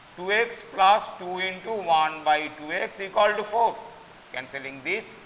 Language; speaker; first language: English; non-native, local second language; Bangla